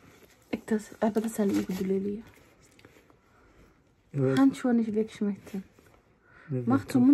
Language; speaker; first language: German; non-native, learner; Somali